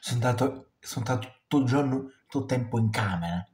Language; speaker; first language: Italian; non-native, fluent; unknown